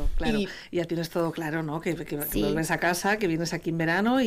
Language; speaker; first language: Spanish; native; Spanish